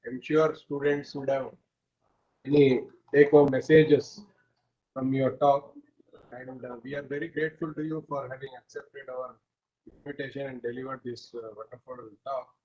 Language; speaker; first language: English; non-native, local second language; Kannada